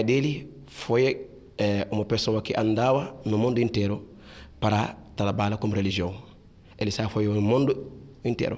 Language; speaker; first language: Portuguese; non-native, fluent; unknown